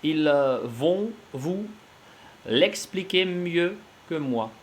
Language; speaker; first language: French; non-native, fluent; Russian